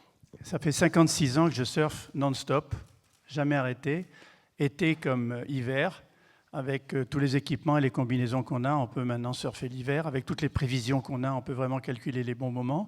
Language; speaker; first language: French; native; French